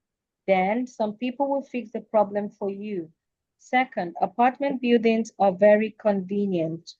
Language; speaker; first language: English; non-native, fluent; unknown